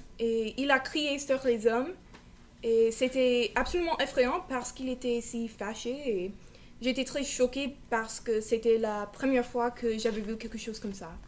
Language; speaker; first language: French; non-native, learner; English